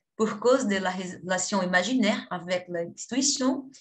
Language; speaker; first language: French; non-native, fluent; Portuguese